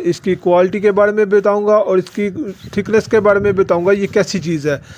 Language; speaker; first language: Hindi; non-native, local second language; Punjabi